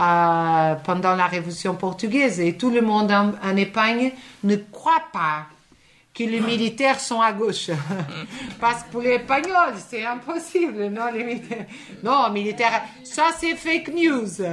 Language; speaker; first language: French; non-native, fluent; Portuguese